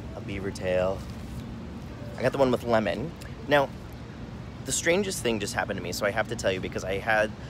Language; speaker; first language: English; native; English